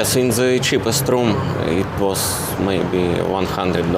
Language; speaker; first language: English; non-native, learner; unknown